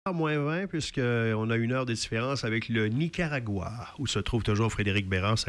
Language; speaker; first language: French; native; French